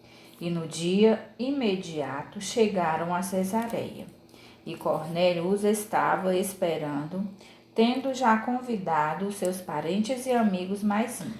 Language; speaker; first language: Portuguese; native; Portuguese